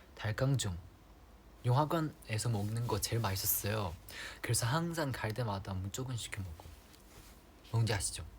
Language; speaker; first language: Korean; non-native, fluent; Chinese